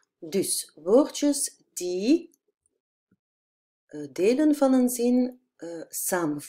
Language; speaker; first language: Dutch; non-native, fluent; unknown